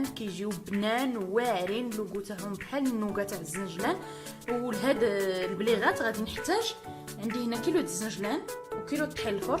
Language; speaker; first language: Arabic; native; Arabic